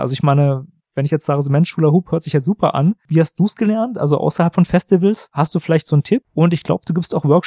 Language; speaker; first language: German; native; German